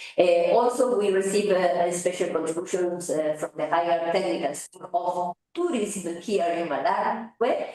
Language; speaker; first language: English; non-native, fluent; Spanish